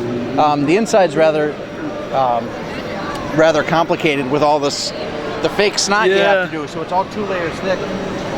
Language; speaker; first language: English; native; English